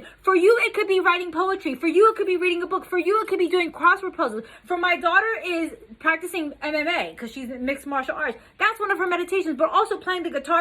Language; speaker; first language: English; native; English